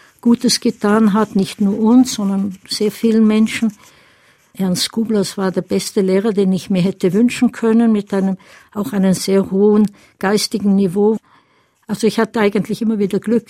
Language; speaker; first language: German; native; German